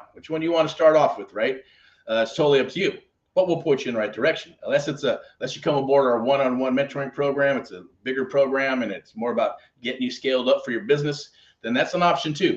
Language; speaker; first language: English; native; English